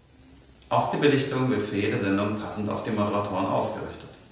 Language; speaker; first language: German; native; German